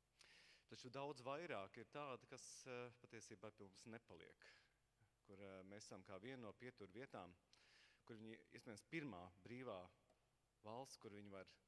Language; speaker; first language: Latvian; native; Latvian